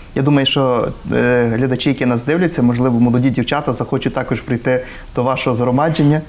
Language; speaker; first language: Ukrainian; native; Ukrainian